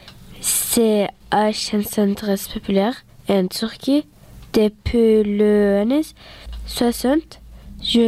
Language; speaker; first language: French; non-native, learner; Turkish